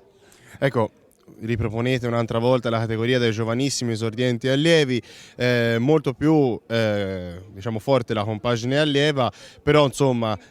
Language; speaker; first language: Italian; native; Italian